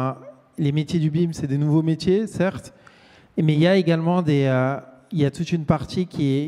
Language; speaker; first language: French; native; French